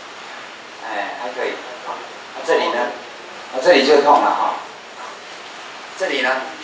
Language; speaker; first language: Chinese; native; Chinese